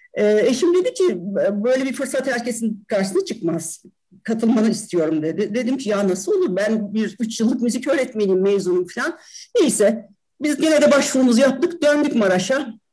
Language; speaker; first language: Turkish; native; Turkish